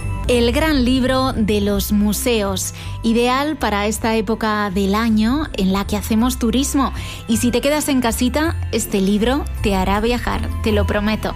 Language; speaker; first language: Spanish; native; Spanish